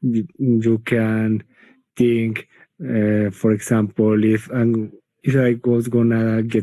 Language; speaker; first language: English; non-native, learner; Spanish